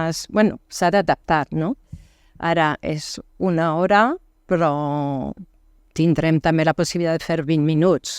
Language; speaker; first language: Catalan; non-native, fluent; French